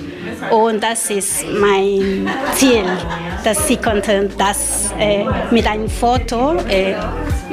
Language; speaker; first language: German; non-native, learner; Spanish